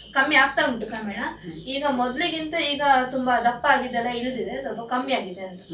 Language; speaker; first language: Kannada; native; Kannada